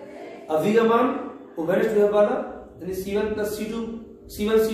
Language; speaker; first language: Hindi; native; Hindi